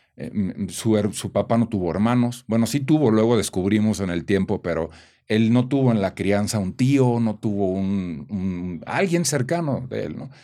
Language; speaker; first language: Spanish; native; Spanish